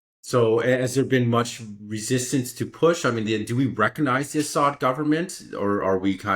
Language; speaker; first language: English; native; English